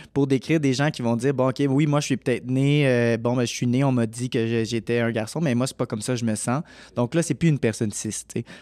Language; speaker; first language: French; native; French